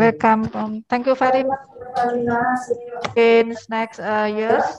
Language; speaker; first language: English; non-native, learner; Indonesian